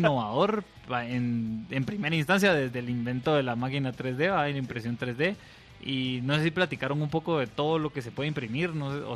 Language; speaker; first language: Spanish; native; Spanish